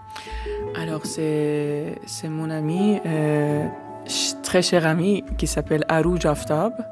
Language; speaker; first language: French; non-native, learner; Persian